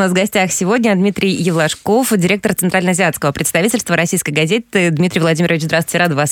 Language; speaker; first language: Russian; native; Russian